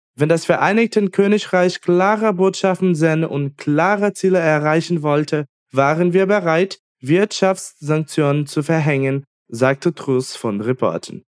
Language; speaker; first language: German; non-native, fluent; Portuguese